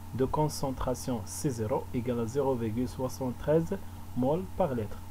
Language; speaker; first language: French; non-native, local second language; Arabic